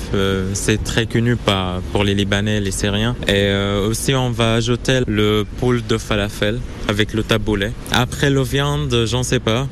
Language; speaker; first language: French; non-native, learner; Arabic